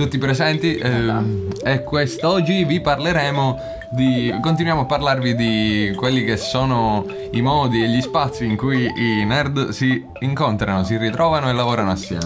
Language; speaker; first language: Italian; native; Italian